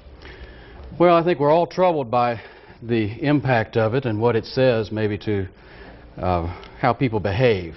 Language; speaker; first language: English; native; English